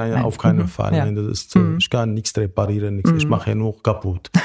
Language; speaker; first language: German; non-native, fluent; Arabic